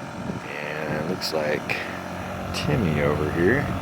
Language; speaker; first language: English; native; English